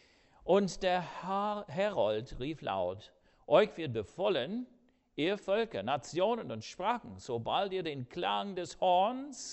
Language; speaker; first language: German; non-native, fluent; English